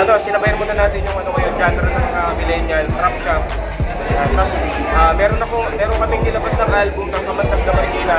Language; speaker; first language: Filipino; native; Filipino